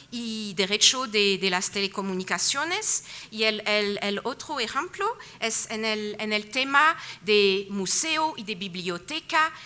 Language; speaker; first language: Spanish; non-native, fluent; French